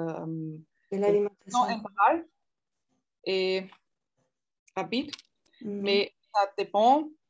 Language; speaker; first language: French; non-native, fluent; German